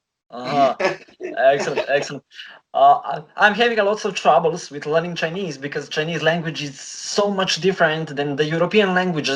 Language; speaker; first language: English; non-native, fluent; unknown